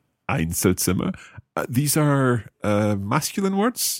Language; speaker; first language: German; non-native, learner; English